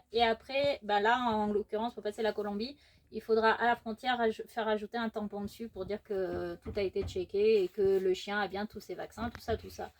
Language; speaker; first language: French; native; French